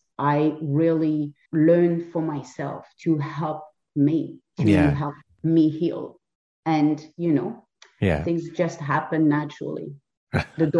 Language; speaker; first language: English; non-native, fluent; French